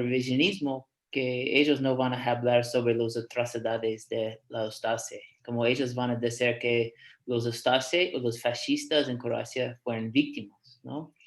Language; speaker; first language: Spanish; non-native, fluent; English